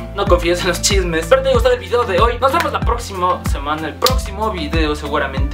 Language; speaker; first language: Spanish; native; Spanish